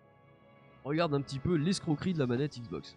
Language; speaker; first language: French; native; French